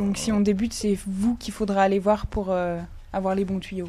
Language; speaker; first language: French; native; French